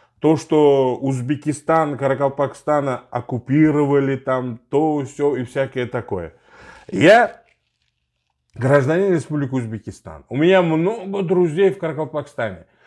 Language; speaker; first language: Russian; non-native, local second language; Uzbek